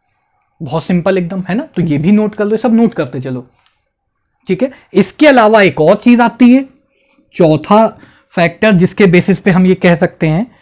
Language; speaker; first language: Hindi; native; Hindi